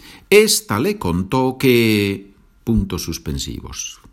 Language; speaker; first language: Spanish; native; Spanish